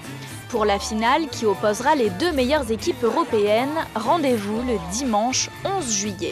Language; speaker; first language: French; native; French